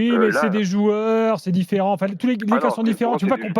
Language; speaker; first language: French; native; French